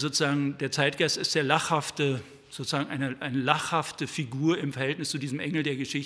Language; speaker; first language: German; native; German